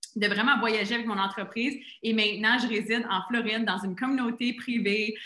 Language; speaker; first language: French; native; French